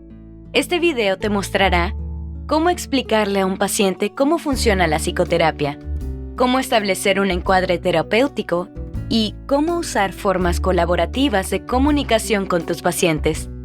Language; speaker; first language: Spanish; early bilingual, heritage; Spanish